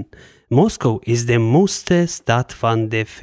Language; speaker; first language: Dutch; non-native, learner; Russian